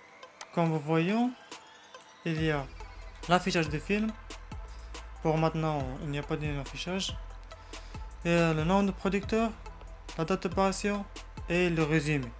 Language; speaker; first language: French; non-native, learner; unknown